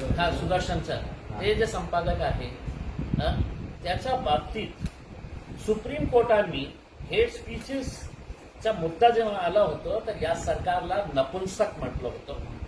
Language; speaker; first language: Marathi; non-native, local second language; Urdu